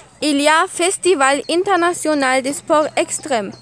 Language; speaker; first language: French; non-native, learner; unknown